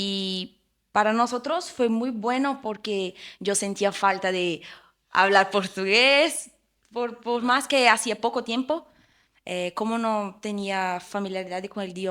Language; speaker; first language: Spanish; non-native, fluent; Portuguese